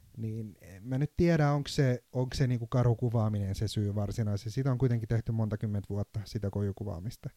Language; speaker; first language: Finnish; non-native, fluent; Turkish